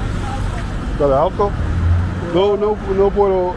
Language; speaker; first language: Spanish; non-native, learner; English